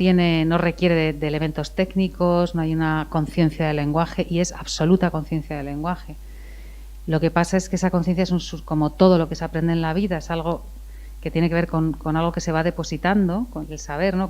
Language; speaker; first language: Spanish; native; Spanish